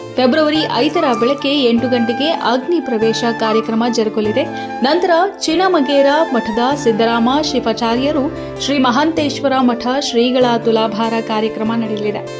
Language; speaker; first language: Kannada; native; Kannada